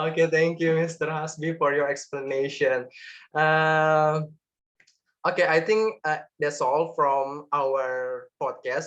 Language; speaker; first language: English; non-native, learner; Indonesian